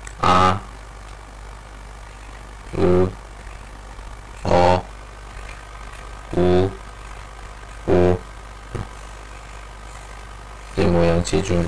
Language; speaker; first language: Chinese; non-native, learner; Korean